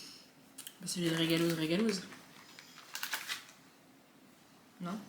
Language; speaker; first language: French; native; French